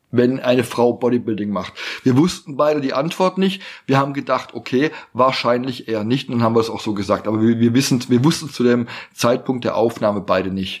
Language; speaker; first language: German; native; German